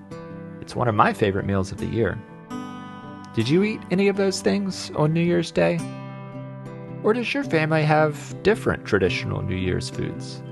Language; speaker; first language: English; native; English